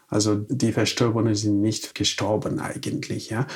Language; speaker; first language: German; non-native, fluent; Wolof